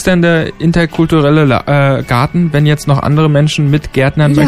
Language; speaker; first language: German; native; German